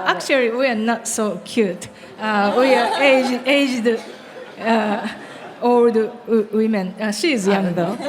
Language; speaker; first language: English; non-native, learner; Japanese